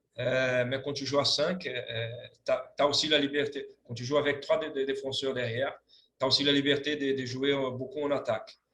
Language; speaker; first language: French; non-native, fluent; Portuguese